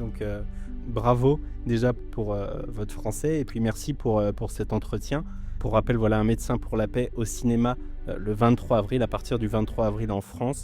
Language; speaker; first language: French; native; French